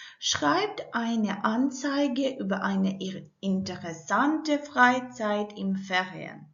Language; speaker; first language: German; non-native, fluent; Ukrainian